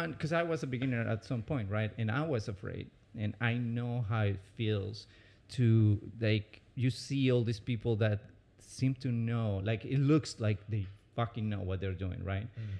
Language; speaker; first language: English; non-native, fluent; Spanish